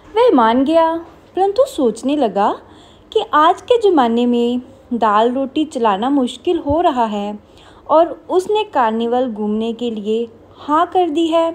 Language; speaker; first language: Hindi; non-native, local second language; Punjabi